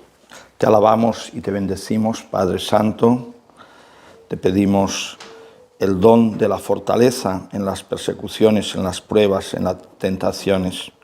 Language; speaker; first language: Spanish; native; Spanish